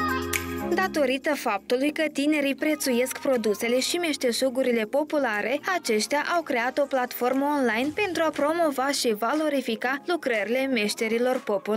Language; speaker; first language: Romanian; native; Romanian